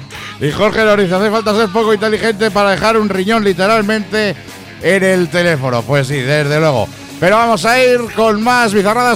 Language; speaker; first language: Spanish; native; Spanish